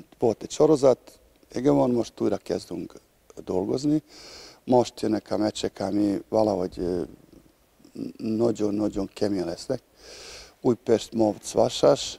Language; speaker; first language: Hungarian; non-native, learner; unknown